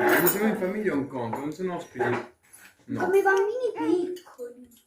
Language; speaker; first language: Italian; non-native, learner; Ukrainian